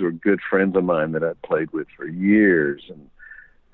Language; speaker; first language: English; native; English